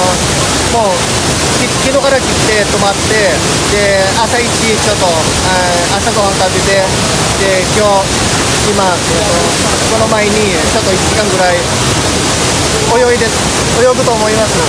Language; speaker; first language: Japanese; non-native, fluent; Filipino